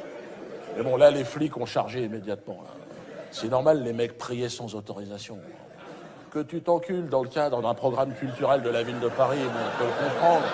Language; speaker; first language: French; native; French